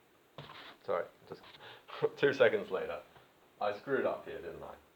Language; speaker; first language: English; native; English